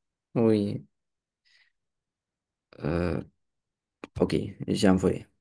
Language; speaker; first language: French; non-native, learner; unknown